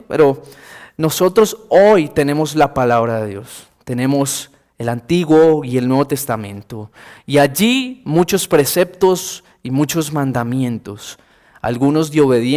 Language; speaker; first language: Spanish; native; Spanish